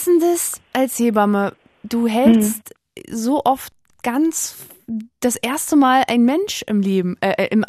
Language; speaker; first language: German; native; German